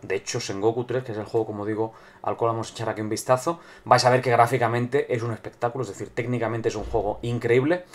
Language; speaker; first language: Spanish; native; Spanish